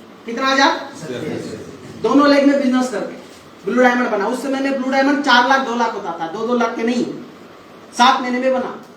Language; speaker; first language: Hindi; non-native, local second language; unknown